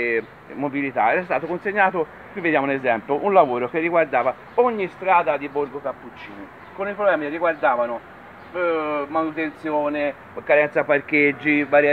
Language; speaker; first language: Italian; native; Italian